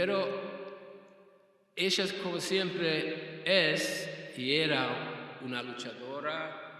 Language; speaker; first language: Spanish; non-native, fluent; Hungarian